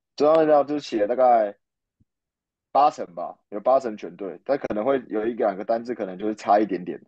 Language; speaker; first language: Chinese; native; Chinese